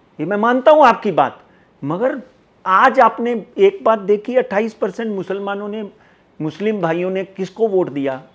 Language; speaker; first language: Hindi; native; Hindi